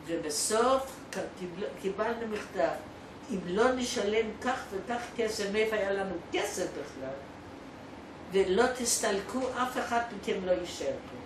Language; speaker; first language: Hebrew; non-native, fluent; Polish